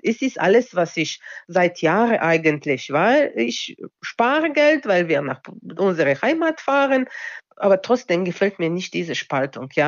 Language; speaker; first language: German; non-native, local second language; Bulgarian